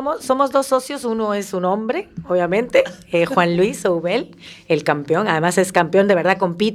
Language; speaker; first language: Spanish; native; Spanish